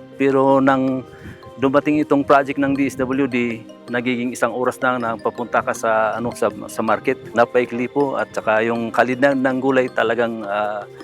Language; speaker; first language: Filipino; non-native, local second language; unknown